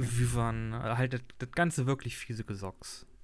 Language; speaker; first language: German; native; German